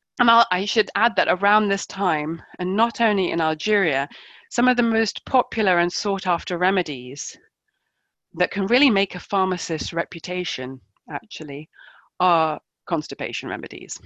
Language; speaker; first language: English; native; English